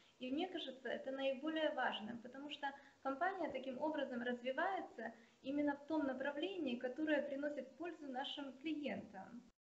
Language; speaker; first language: Russian; non-native, local second language; Ukrainian